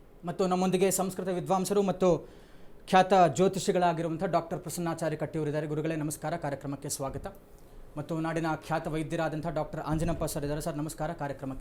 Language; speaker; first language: Kannada; native; Kannada